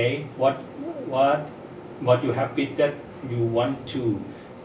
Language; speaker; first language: English; non-native, learner; Thai